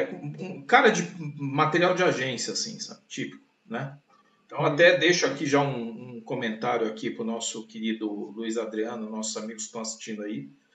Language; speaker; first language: Portuguese; native; Portuguese